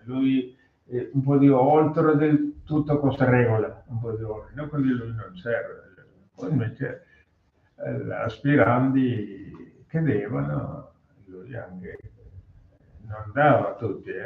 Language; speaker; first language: Italian; non-native, learner; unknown